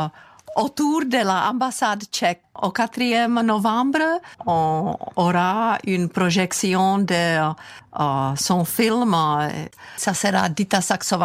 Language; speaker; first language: French; non-native, fluent; Czech